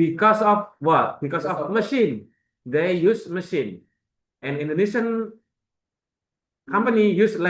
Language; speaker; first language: English; non-native, learner; Indonesian